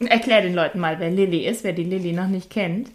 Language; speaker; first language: German; native; German